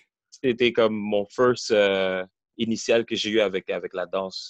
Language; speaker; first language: French; early bilingual, heritage; French